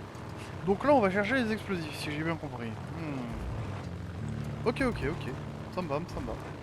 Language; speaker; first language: French; native; French